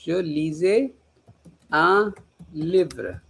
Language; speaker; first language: French; non-native, fluent; Hindi